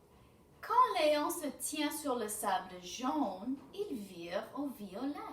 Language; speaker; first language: French; non-native, fluent; English